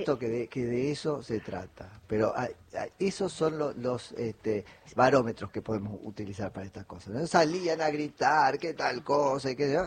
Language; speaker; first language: Spanish; native; Spanish